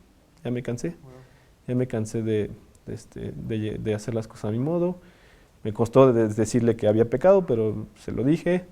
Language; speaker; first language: Spanish; native; Spanish